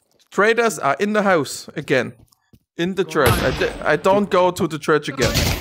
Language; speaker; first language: English; non-native, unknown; German